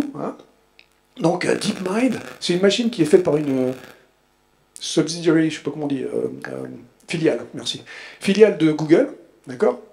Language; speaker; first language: French; native; French